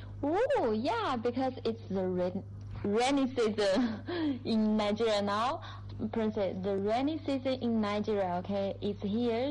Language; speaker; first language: English; non-native, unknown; Chinese